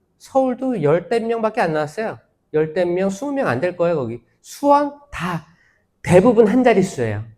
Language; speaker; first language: Korean; native; Korean